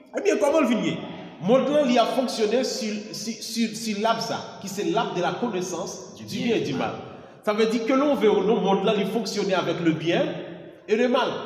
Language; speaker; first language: French; non-native, local second language; Haitian Creole